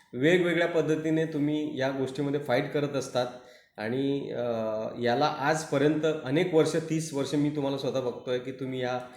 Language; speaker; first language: Marathi; native; Marathi